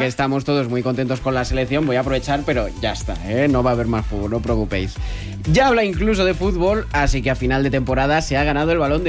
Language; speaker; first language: Spanish; native; Spanish